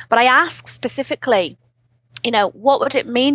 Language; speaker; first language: English; native; English